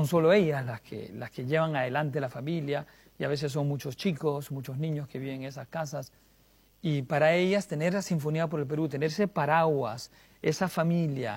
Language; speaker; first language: Spanish; native; Spanish